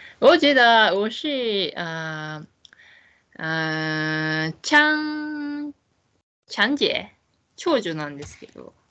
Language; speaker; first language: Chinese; non-native, learner; Japanese